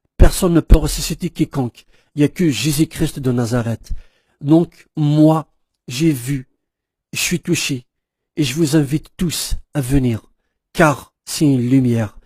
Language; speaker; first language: French; non-native, local second language; Kabyle